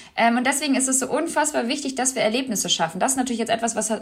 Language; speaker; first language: German; early bilingual, other home language; Albanian